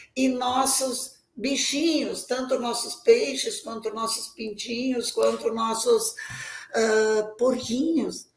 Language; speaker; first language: Portuguese; native; Portuguese